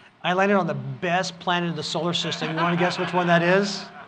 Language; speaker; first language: English; native; English